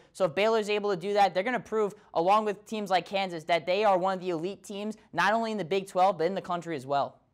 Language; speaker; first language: English; native; English